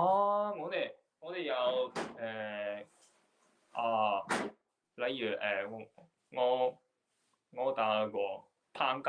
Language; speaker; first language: Chinese; non-native, learner; Japanese